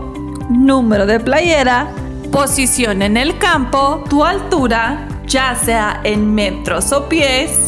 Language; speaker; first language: Spanish; native; Spanish